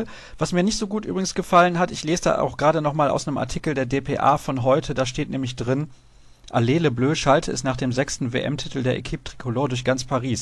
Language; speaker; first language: German; native; German